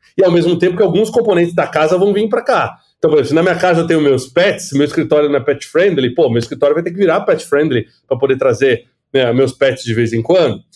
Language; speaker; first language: Portuguese; native; Portuguese